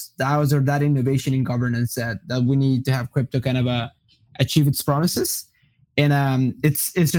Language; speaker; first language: English; non-native, fluent; Portuguese